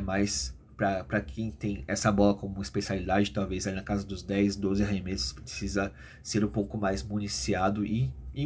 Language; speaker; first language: Portuguese; native; Portuguese